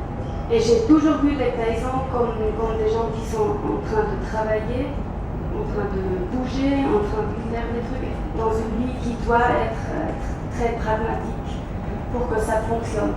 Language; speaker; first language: French; non-native, local second language; German